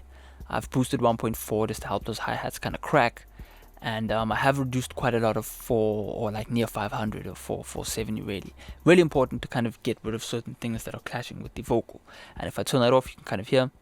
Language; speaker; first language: English; native; English